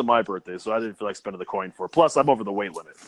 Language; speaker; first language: English; native; English